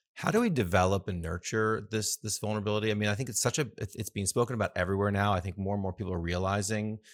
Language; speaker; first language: English; native; English